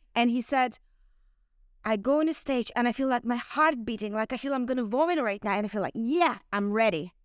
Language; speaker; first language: English; non-native, fluent; Ukrainian